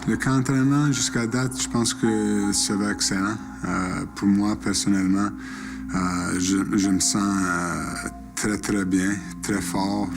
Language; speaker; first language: French; non-native, local second language; English